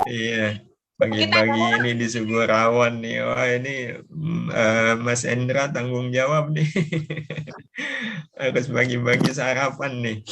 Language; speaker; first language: Indonesian; native; Indonesian